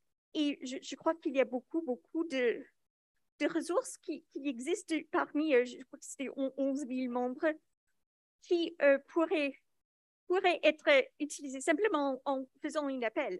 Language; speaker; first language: French; non-native, local second language; English